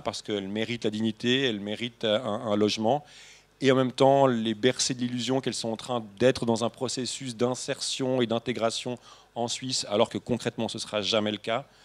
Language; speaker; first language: French; native; French